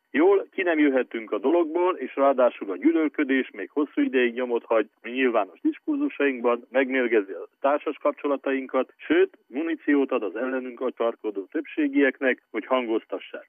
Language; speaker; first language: Hungarian; native; Hungarian